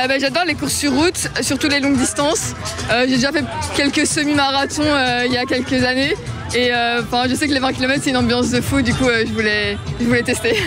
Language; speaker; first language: French; native; French